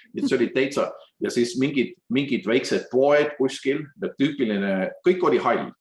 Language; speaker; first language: Estonian; early bilingual, heritage; Estonian